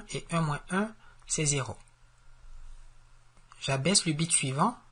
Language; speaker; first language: French; native; French